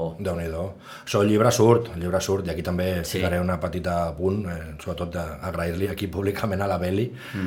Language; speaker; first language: Catalan; native; Catalan